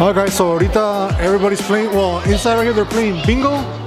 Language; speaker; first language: English; early bilingual, other home language; Spanish